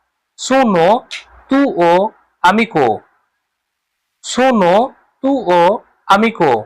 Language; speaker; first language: Italian; non-native, learner; Bangla